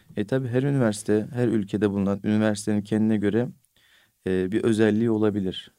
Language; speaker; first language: Turkish; native; Turkish